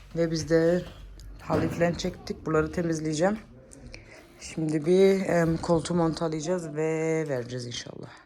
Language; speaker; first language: Turkish; early bilingual, heritage; Turkish